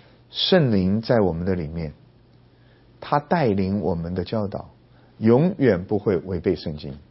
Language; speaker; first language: Chinese; native; Chinese